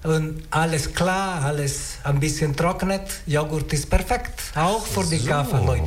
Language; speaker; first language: German; non-native, learner; Italian